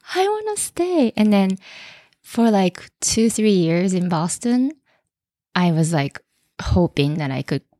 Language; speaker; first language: English; non-native, fluent; Japanese